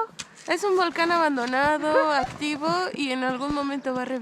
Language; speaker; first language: Spanish; native; Spanish